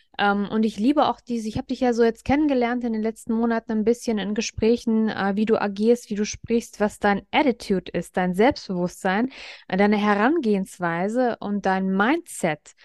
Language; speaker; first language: German; native; German